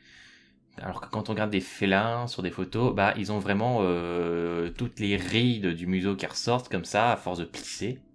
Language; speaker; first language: French; native; French